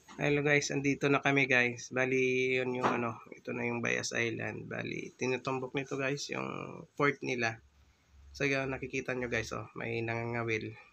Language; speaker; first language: Filipino; non-native, local second language; Hiligaynon